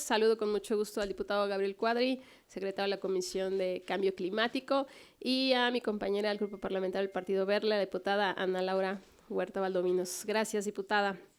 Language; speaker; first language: Spanish; native; Spanish